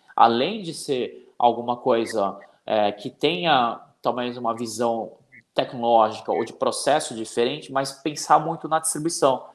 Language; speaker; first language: Portuguese; native; Portuguese